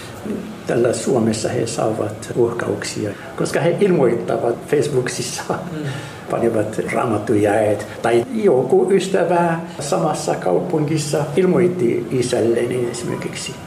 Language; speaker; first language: Finnish; non-native, fluent; Arabic